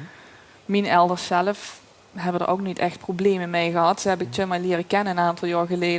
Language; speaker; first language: Dutch; native; Dutch